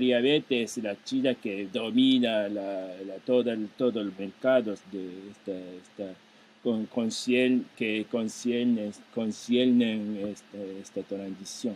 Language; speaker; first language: Spanish; non-native, fluent; Japanese